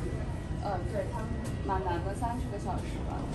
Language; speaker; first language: Chinese; early bilingual, heritage; Chinese